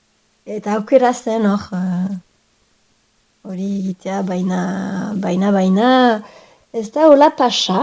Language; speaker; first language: Basque; non-native, local second language; French